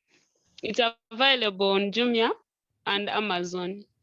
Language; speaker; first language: English; non-native, local second language; Nyankole